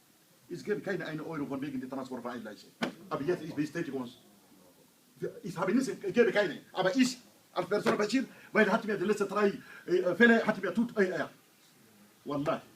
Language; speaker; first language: German; non-native, learner; Hausa